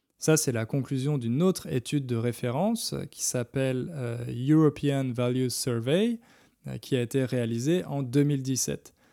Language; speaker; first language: French; native; French